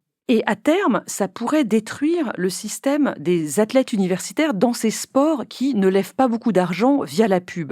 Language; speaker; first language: French; native; French